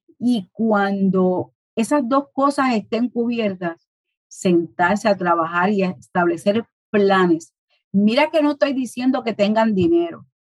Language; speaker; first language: Spanish; native; Spanish